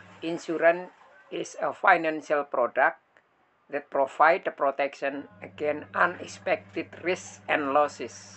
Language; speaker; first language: English; non-native, learner; Indonesian